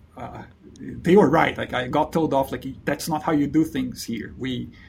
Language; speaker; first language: English; non-native, fluent; Portuguese